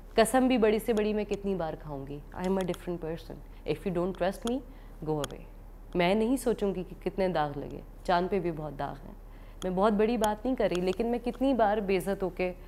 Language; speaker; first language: Urdu; native; Urdu